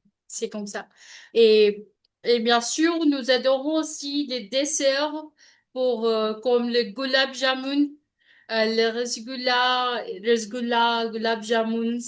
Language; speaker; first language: French; non-native, learner; Punjabi